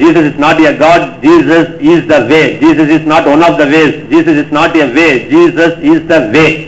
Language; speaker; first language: English; non-native, local second language; Tamil